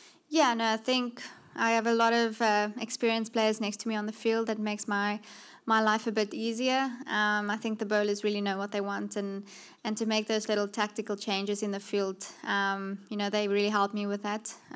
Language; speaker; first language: English; non-native, local second language; Afrikaans